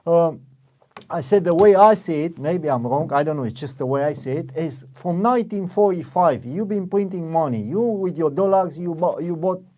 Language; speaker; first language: English; non-native, fluent; Romanian